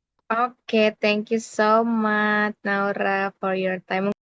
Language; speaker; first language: English; non-native, local second language; Indonesian